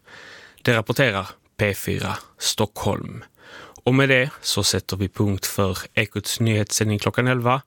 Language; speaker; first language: Swedish; native; Swedish